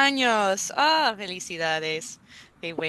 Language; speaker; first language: Spanish; non-native, fluent; English